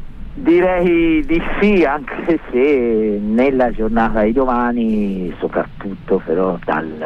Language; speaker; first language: Italian; native; Italian